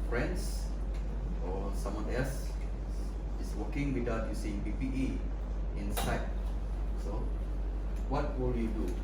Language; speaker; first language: English; non-native, learner; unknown